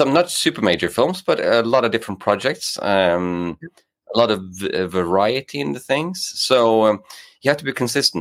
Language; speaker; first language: English; non-native, fluent; Norwegian